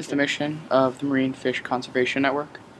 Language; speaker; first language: English; native; English